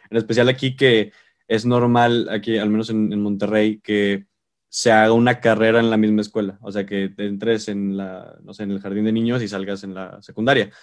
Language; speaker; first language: Spanish; native; Spanish